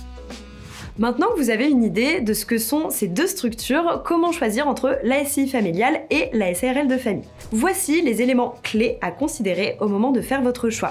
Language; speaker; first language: French; native; French